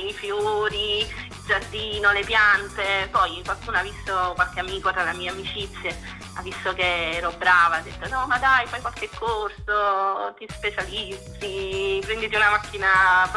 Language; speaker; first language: Italian; native; Italian